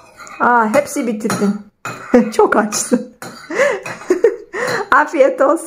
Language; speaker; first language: Turkish; non-native, fluent; Polish